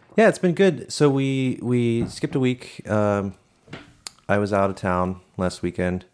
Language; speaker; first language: English; native; English